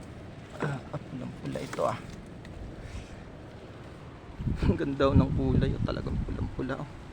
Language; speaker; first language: Filipino; native; Filipino